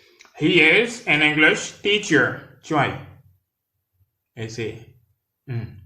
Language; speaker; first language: English; non-native, learner; Haitian Creole